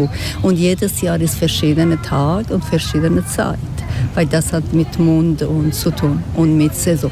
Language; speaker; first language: German; non-native, learner; Persian